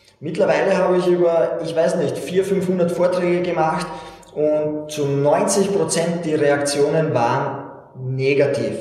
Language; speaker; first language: German; native; German